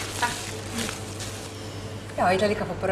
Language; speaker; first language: Icelandic; non-native, learner; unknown